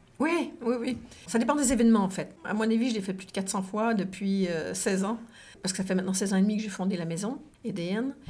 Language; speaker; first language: French; native; French